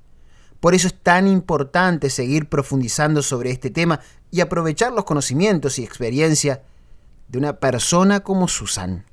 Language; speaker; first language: Spanish; native; Spanish